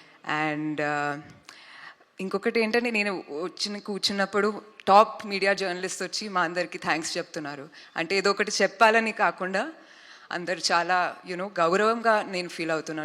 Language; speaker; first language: Telugu; non-native, fluent; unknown